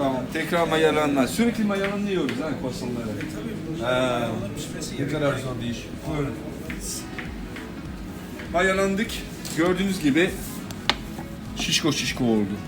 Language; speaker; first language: Turkish; non-native, learner; French